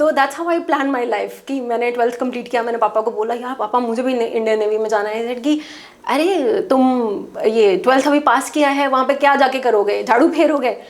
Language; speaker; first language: Hindi; non-native, local second language; Punjabi